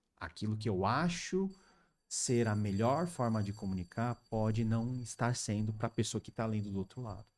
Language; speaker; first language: Portuguese; early bilingual, other home language; Korean